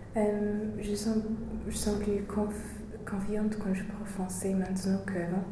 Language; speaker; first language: French; non-native, fluent; English